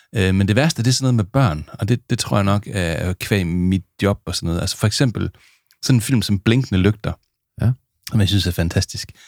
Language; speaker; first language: Danish; native; Danish